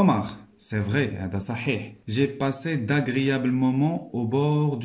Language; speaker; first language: French; non-native, local second language; Arabic